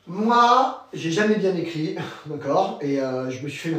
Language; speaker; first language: French; native; French